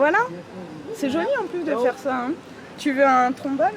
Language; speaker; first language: French; native; French